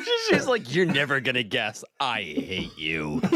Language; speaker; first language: English; native; English